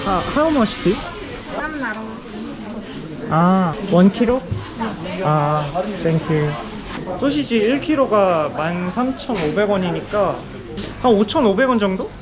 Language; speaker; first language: Korean; native; Korean